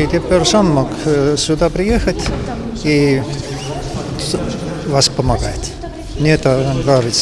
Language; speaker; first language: Russian; non-native, learner; Estonian